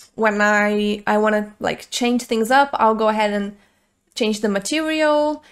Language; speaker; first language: English; non-native, fluent; Portuguese